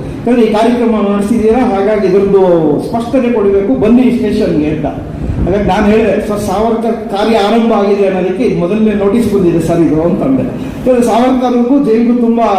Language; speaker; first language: Kannada; native; Kannada